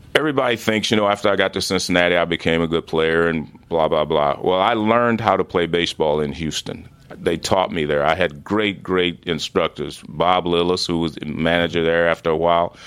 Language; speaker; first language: English; native; English